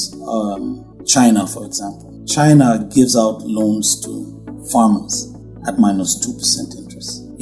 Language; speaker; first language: English; non-native, local second language; Hausa